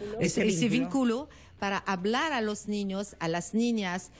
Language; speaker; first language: Spanish; non-native, learner; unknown